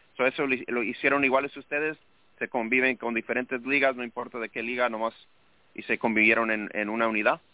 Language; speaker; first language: Spanish; early bilingual, other home language; English